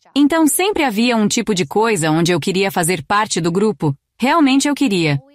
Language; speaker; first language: Portuguese; non-native, fluent; Greek